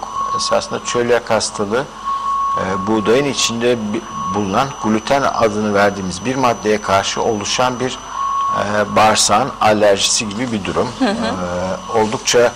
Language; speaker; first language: Turkish; native; Turkish